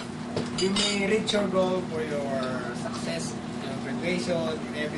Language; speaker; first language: English; non-native, local second language; Filipino